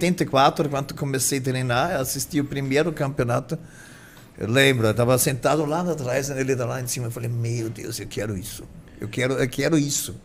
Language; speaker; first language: Portuguese; non-native, fluent; German